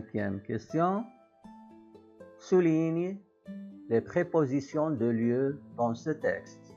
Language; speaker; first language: French; non-native, local second language; Arabic